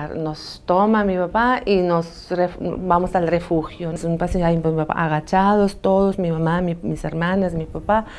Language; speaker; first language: Spanish; early bilingual, other home language; Arabic